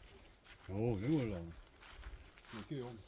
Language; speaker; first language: Swedish; native; Swedish